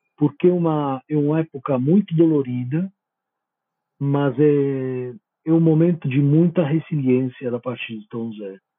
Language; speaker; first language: Portuguese; non-native, fluent; Italian